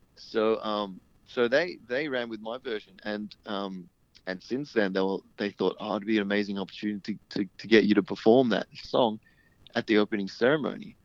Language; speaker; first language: English; early bilingual, other home language; Hindi